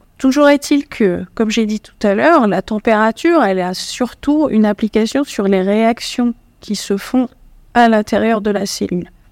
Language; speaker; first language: French; non-native, local second language; Arabic